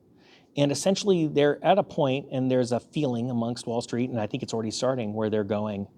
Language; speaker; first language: English; native; English